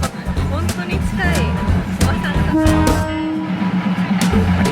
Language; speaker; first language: Japanese; native; Japanese